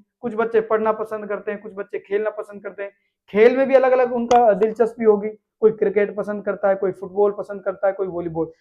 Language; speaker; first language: Hindi; native; Hindi